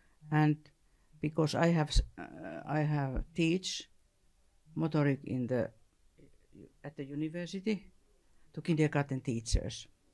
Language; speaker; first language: English; non-native, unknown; Finnish